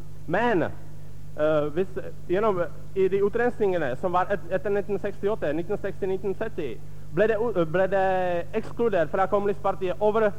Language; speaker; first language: Norwegian; non-native, fluent; Czech